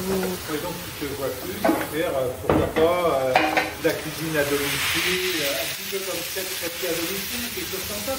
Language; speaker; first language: French; native; French